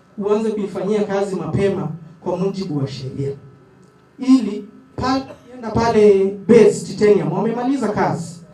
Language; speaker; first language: Swahili; non-native, local second language; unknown